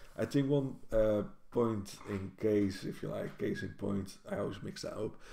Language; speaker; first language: English; non-native, fluent; Dutch